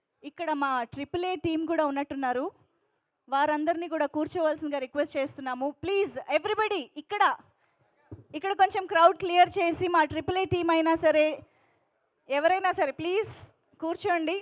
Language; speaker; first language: Telugu; native; Telugu